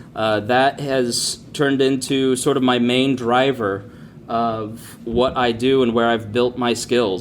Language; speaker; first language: English; native; English